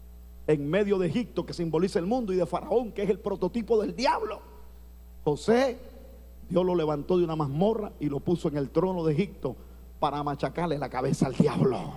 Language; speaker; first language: Spanish; native; Spanish